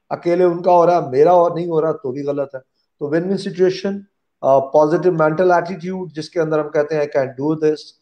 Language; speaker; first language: Urdu; non-native, local second language; Punjabi